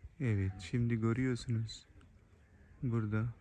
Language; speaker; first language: Turkish; non-native, learner; Punjabi